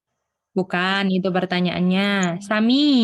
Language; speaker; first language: Indonesian; native; Indonesian